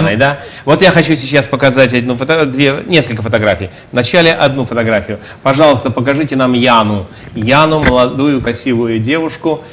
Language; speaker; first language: Russian; native; Russian